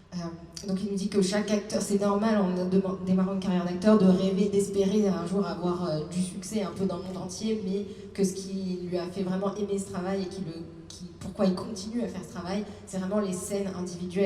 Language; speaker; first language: French; native; French